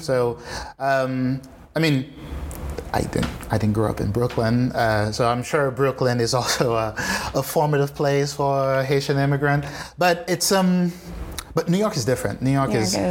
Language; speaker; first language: English; non-native, fluent; Haitian Creole